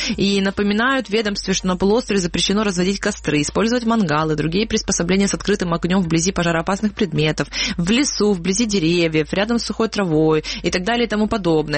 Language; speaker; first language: Russian; native; Russian